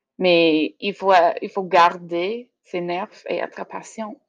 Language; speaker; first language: French; non-native, learner; English